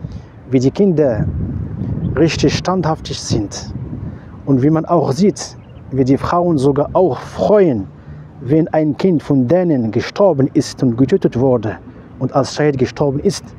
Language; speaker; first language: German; non-native, fluent; Arabic